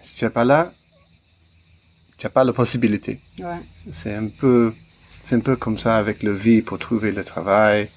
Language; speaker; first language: French; non-native, learner; English